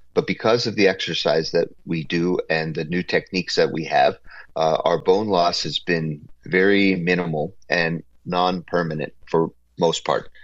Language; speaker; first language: English; native; English